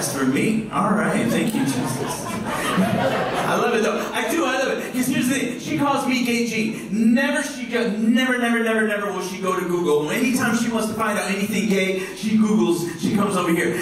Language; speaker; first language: English; native; English